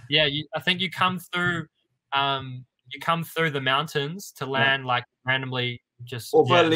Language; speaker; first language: English; native; English